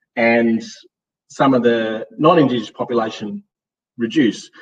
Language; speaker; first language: English; native; English